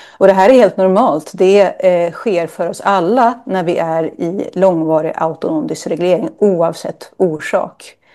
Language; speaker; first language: Swedish; native; Swedish